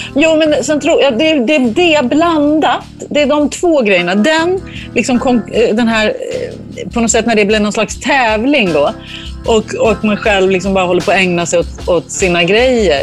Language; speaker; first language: Swedish; native; Swedish